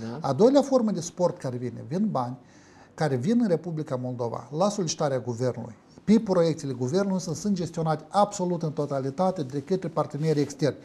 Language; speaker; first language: Romanian; native; Romanian